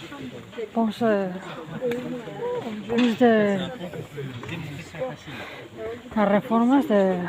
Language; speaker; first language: French; non-native, local second language; Spanish